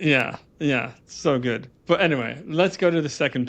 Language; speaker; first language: English; native; English